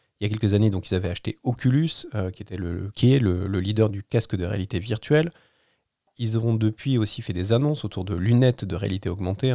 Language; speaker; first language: French; native; French